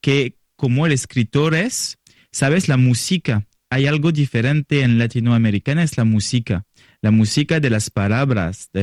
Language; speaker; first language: Spanish; non-native, learner; French